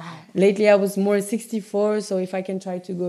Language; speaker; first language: English; non-native, fluent; French